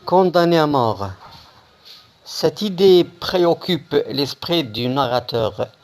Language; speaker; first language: French; non-native, local second language; Arabic